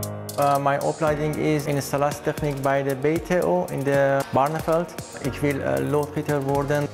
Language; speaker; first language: Dutch; non-native, learner; Persian